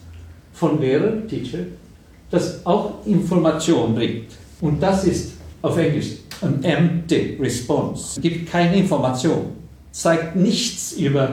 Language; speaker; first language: German; non-native, fluent; Swedish